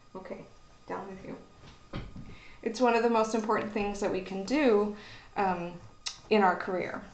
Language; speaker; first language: English; native; English